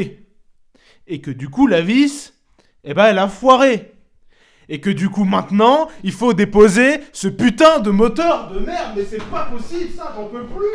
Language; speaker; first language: French; native; French